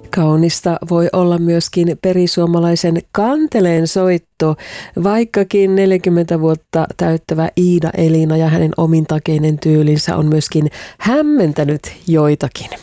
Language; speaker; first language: Finnish; native; Finnish